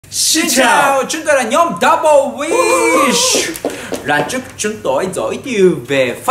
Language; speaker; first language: Vietnamese; non-native, learner; Japanese